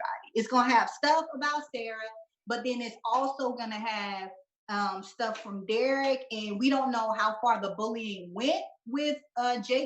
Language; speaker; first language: English; native; English